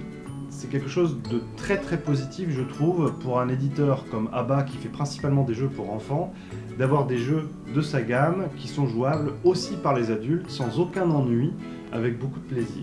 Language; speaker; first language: French; native; French